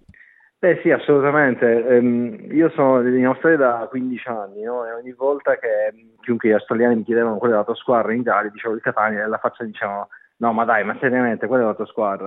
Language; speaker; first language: Italian; native; Italian